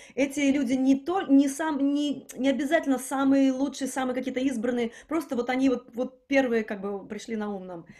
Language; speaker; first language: Russian; native; Russian